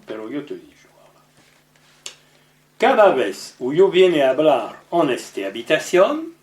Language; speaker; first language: Spanish; non-native, learner; French